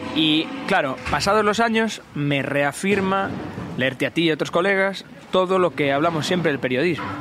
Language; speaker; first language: Spanish; native; Spanish